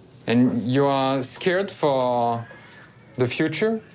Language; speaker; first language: English; non-native, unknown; French